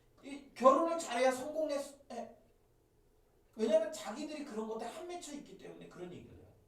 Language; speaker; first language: Korean; native; Korean